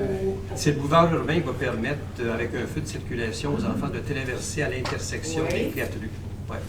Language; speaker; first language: French; native; French